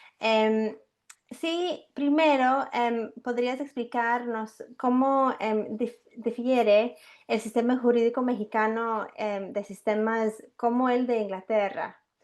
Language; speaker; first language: Spanish; non-native, fluent; English